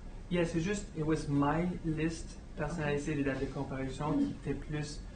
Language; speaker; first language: French; non-native, fluent; English